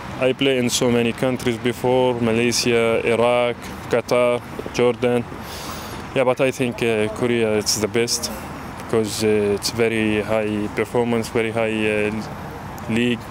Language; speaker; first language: English; non-native, learner; Arabic